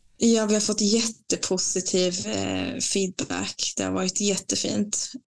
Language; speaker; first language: Swedish; non-native, fluent; Spanish